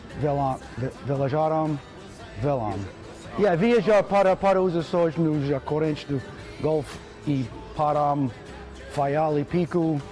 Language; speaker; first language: Portuguese; non-native, learner; English